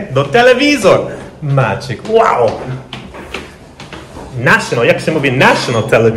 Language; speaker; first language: Polish; non-native, learner; English